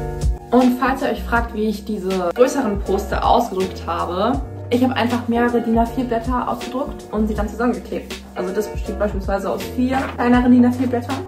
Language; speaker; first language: German; native; German